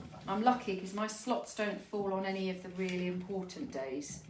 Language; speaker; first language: English; native; English